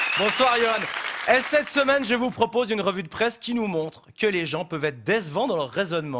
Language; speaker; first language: French; native; French